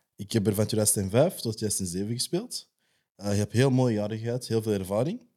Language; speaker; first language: Dutch; native; Dutch